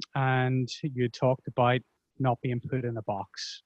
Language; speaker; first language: English; native; English